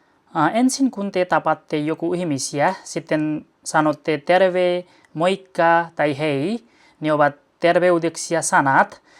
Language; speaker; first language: Finnish; non-native, learner; Nepali